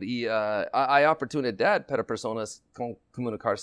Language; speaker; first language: Spanish; non-native, learner; English